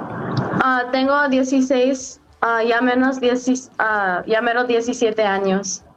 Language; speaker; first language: Spanish; early bilingual, heritage; English